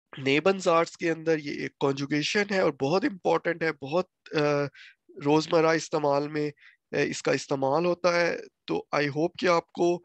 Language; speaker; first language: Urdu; non-native, local second language; Punjabi